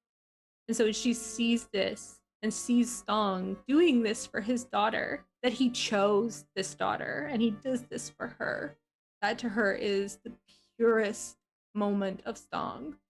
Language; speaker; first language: English; native; English